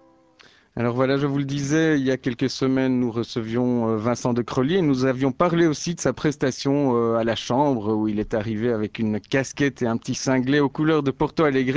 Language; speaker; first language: French; native; French